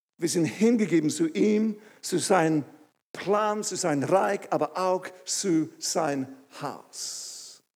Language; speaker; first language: German; non-native, fluent; English